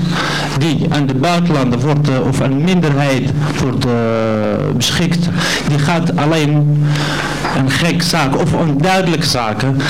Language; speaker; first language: Dutch; non-native, learner; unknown